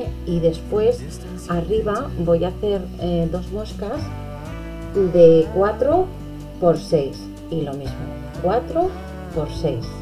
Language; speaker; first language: Spanish; native; Spanish